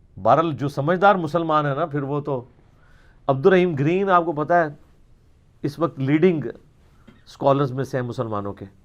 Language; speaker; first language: Urdu; non-native, local second language; Punjabi